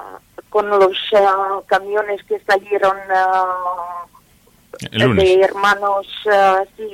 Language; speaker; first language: Spanish; non-native, fluent; Ukrainian